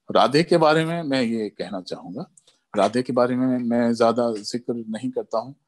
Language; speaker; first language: Hindi; early bilingual, other home language; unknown